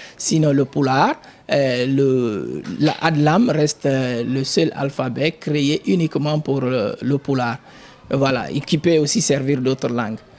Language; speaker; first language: French; non-native, local second language; Fula